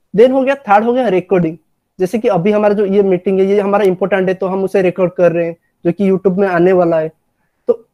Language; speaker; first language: Hindi; non-native, local second language; Odia